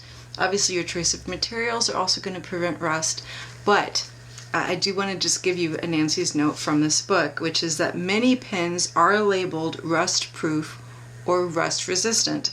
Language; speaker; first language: English; native; English